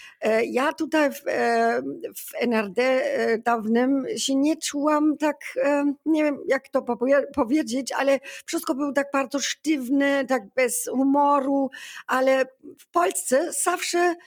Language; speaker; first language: Polish; non-native, learner; German